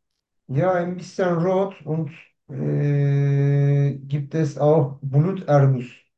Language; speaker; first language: German; non-native, learner; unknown